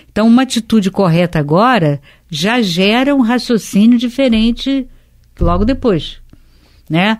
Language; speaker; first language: Portuguese; native; Portuguese